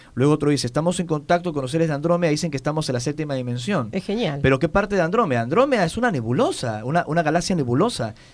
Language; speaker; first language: Spanish; native; Spanish